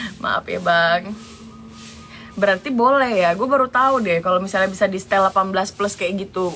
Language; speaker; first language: Indonesian; native; Indonesian